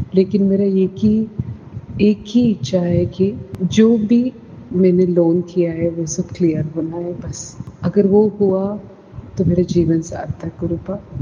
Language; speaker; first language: Hindi; non-native, local second language; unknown